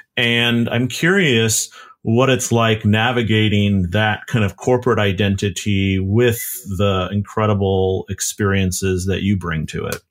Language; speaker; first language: English; native; English